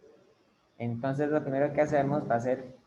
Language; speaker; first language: Spanish; native; Spanish